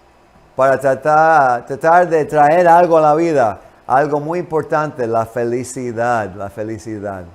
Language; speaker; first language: Spanish; non-native, fluent; English